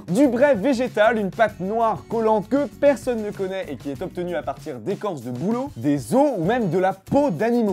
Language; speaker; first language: French; native; French